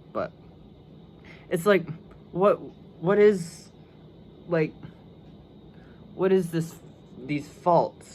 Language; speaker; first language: English; native; English